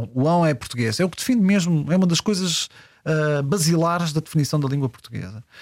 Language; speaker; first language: Portuguese; early bilingual, heritage; Portuguese